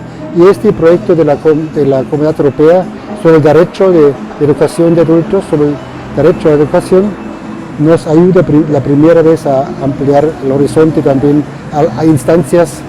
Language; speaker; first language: Spanish; non-native, fluent; German